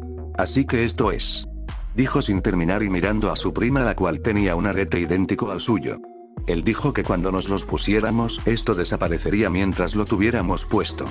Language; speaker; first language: Spanish; native; Spanish